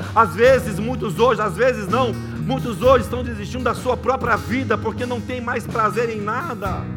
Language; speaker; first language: Portuguese; native; Portuguese